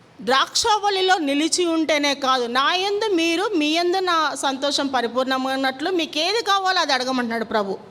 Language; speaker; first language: Telugu; non-native, local second language; Kannada